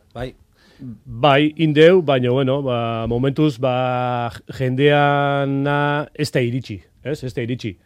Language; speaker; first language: Basque; native; Basque